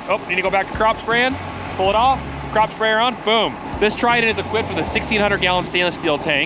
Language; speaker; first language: English; native; English